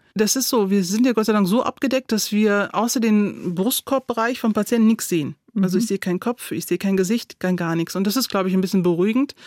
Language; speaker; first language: German; early bilingual, other home language; Turkish